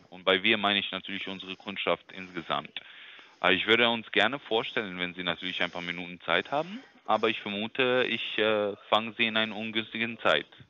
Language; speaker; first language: German; non-native, fluent; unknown